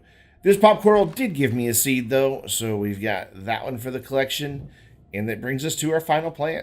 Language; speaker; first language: English; native; English